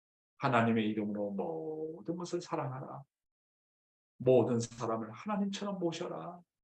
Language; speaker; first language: Korean; native; Korean